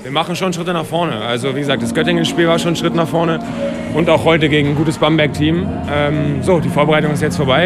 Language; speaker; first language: German; native; German